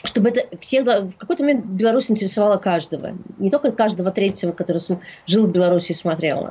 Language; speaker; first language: Russian; native; Russian